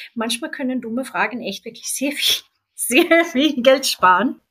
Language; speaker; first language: German; non-native, fluent; Swedish